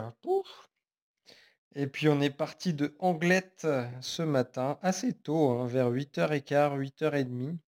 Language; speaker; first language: French; native; French